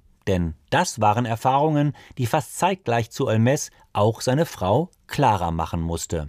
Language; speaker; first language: German; native; German